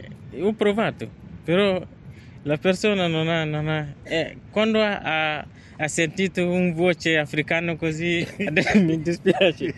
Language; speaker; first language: Italian; non-native, learner; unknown